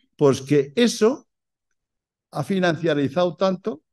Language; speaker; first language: Spanish; native; Spanish